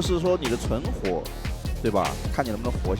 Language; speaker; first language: Chinese; native; Chinese